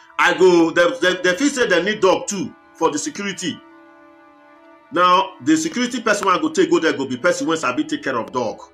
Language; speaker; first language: Nigerian Pidgin; non-native, local second language; Bini